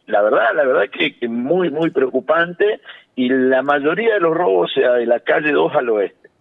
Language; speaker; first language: Spanish; native; Spanish